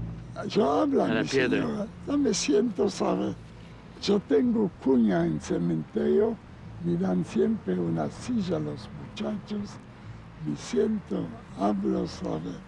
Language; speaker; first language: Spanish; non-native, learner; Yiddish